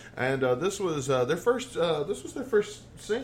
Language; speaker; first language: English; native; English